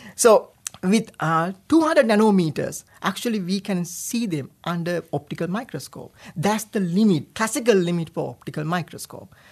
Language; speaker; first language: English; non-native, local second language; Sinhala